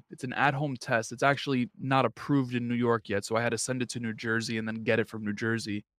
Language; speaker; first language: English; native; English